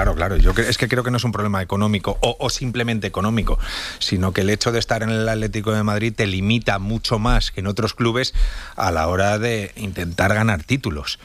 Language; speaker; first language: Spanish; native; Spanish